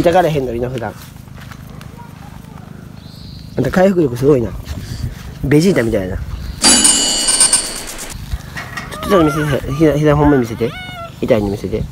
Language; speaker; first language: Japanese; native; Japanese